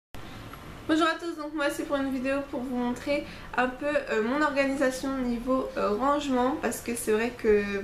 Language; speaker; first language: French; native; French